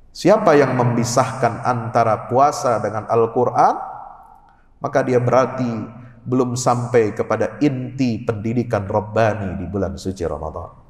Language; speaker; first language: Malay; native; Malay